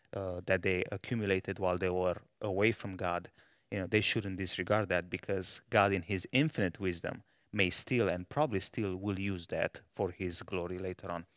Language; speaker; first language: English; non-native, fluent; Romanian